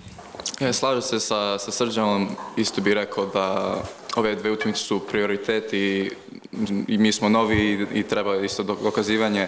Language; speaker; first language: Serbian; early bilingual, heritage; Croatian